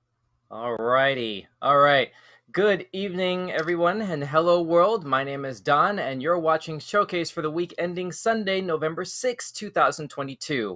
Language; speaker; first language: English; native; English